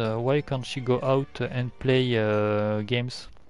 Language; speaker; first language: English; non-native, learner; French